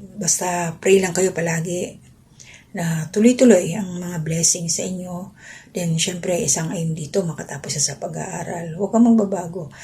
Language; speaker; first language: Filipino; non-native, local second language; Waray